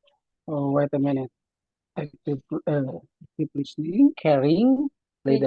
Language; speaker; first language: English; non-native, learner; Indonesian